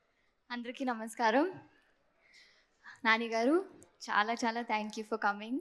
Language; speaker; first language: Telugu; non-native, fluent; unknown